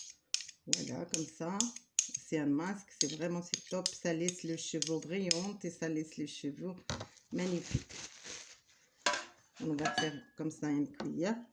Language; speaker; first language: French; non-native, learner; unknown